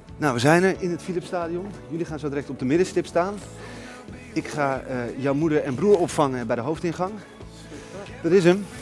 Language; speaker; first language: Dutch; native; Dutch